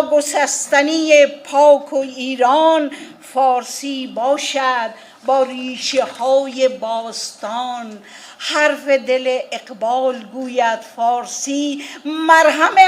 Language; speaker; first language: Persian; non-native, fluent; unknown